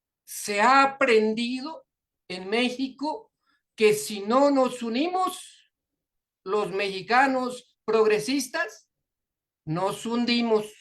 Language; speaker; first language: Spanish; native; Spanish